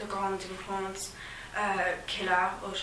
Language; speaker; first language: French; non-native, fluent; English